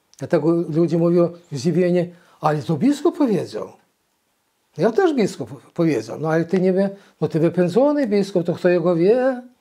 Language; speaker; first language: Polish; early bilingual, heritage; Polish